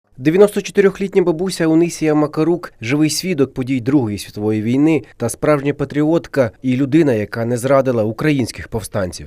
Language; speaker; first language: Ukrainian; native; Ukrainian